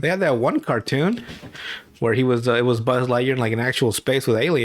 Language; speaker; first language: English; native; English